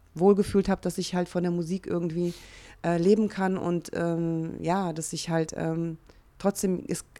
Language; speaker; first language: German; early bilingual, other home language; Hungarian